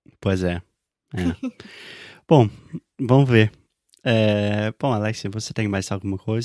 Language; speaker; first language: Portuguese; non-native, fluent; English